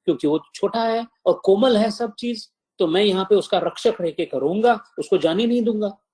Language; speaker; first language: Hindi; non-native, local second language; Marathi